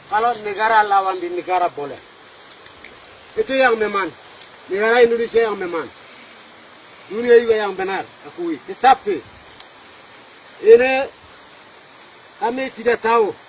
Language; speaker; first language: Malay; non-native, local second language; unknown